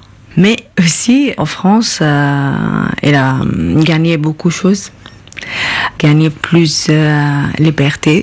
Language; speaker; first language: French; non-native, learner; Arabic